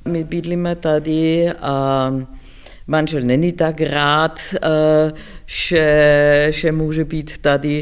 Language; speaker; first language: Czech; non-native, learner; German